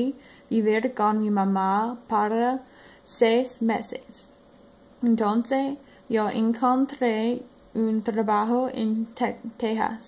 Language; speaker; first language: Spanish; non-native, learner; English